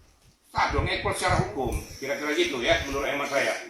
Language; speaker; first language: Indonesian; native; Indonesian